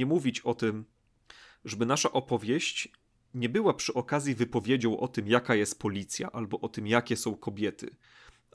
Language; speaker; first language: Polish; native; Polish